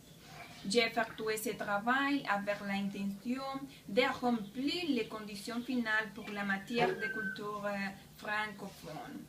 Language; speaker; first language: French; non-native, learner; Spanish